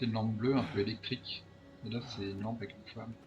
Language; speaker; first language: French; native; French